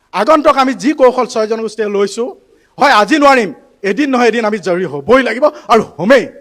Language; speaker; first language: Assamese; native; Assamese